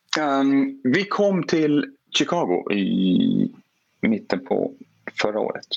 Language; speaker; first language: Swedish; native; Swedish